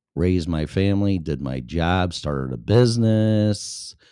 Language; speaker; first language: English; native; English